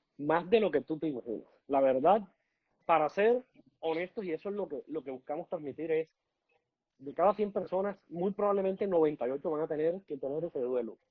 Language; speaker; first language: Spanish; native; Spanish